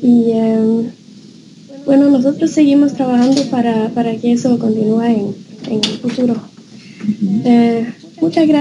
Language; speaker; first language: Spanish; non-native, fluent; Norwegian